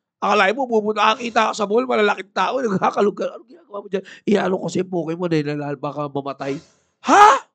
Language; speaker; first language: Filipino; native; Filipino